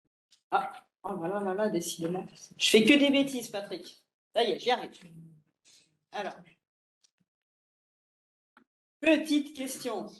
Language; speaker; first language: French; native; French